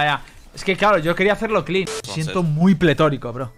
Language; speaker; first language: Spanish; native; Spanish